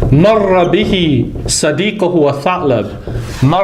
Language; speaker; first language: Arabic; non-native, fluent; English